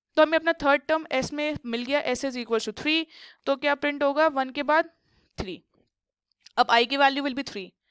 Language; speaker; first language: Hindi; native; Hindi